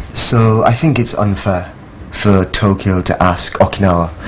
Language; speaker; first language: English; native; English